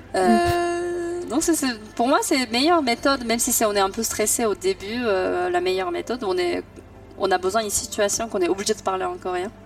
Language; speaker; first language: French; non-native, fluent; Korean